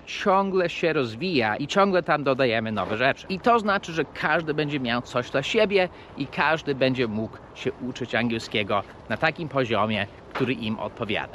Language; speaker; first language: Polish; early bilingual, heritage; Polish